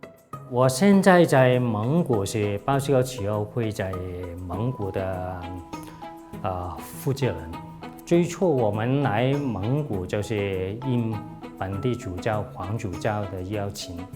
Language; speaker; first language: Chinese; non-native, local second language; Cantonese